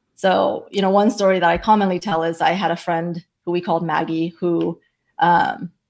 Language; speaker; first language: English; early bilingual, other home language; Chinese